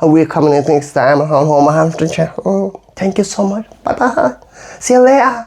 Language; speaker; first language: English; non-native, learner; Amharic